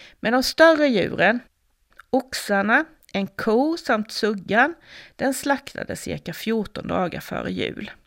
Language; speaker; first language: Swedish; native; Swedish